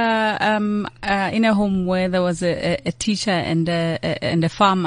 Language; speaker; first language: English; non-native, local second language; Xhosa